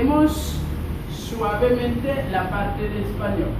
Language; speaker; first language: Spanish; non-native, fluent; Haitian Creole